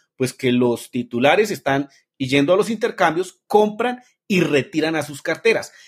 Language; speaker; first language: Spanish; native; Spanish